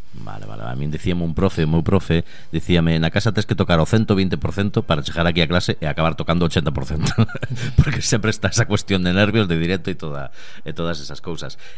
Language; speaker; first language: Galician; native; Galician